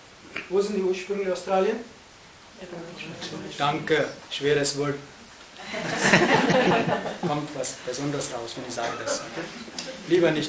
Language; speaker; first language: German; non-native, fluent; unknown